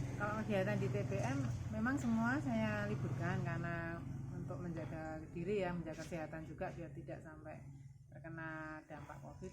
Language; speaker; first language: Indonesian; native; Indonesian